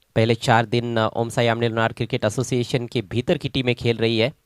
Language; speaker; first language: Hindi; non-native, local second language; Marathi